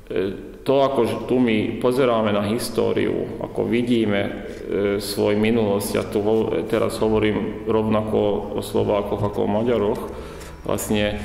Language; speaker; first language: Slovak; non-native, local second language; Hungarian